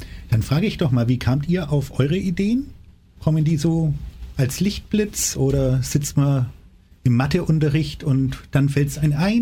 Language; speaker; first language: German; native; German